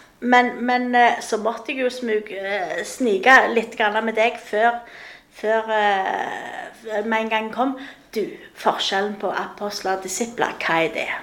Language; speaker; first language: Norwegian; native; Norwegian